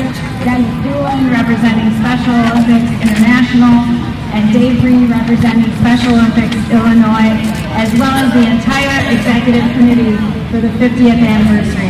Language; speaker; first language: English; native; English